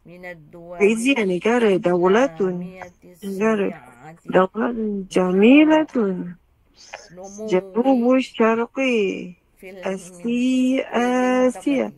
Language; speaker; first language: Arabic; non-native, learner; Malay